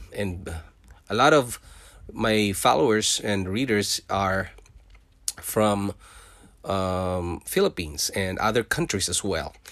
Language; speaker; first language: English; non-native, local second language; Filipino